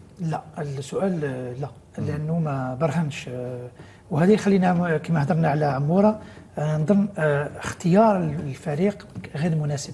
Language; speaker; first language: Arabic; native; Arabic